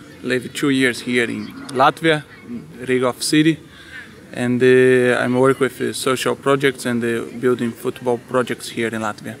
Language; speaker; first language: English; non-native, learner; Portuguese